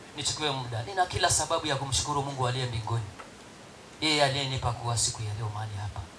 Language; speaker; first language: Swahili; non-native, local second language; Masai